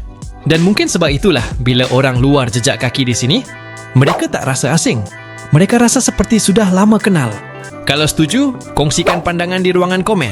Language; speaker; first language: Malay; native; Malay